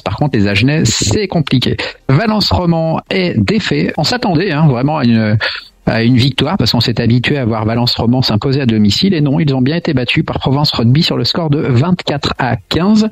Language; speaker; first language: French; native; French